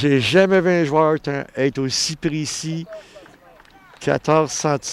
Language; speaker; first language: French; native; French